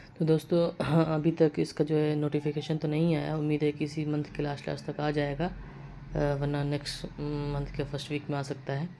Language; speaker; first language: Urdu; native; Urdu